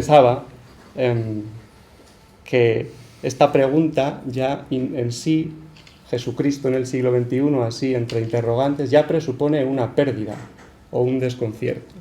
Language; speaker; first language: Spanish; native; Spanish